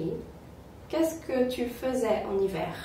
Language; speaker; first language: French; non-native, fluent; Polish